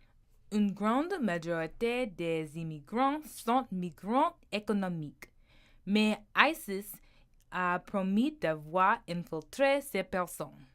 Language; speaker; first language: French; non-native, learner; English